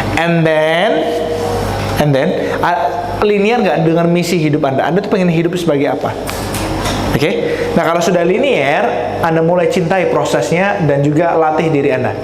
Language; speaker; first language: Indonesian; native; Indonesian